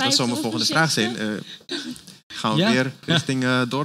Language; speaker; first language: Dutch; native; Dutch